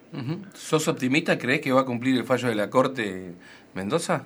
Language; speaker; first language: Spanish; native; Spanish